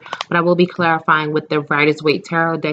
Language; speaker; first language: English; native; English